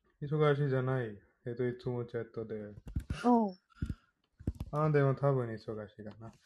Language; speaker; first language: Japanese; non-native, learner; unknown